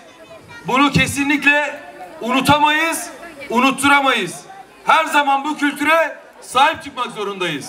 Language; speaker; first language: Turkish; native; Turkish